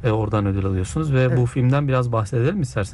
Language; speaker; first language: Turkish; native; Turkish